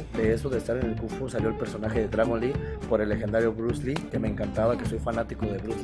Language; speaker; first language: Spanish; native; Spanish